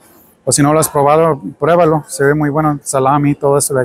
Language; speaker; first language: Spanish; early bilingual, heritage; Spanish